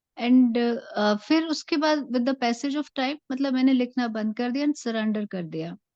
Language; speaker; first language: Hindi; native; Hindi